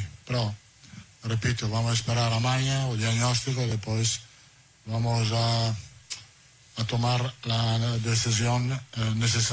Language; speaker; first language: Portuguese; non-native, fluent; Italian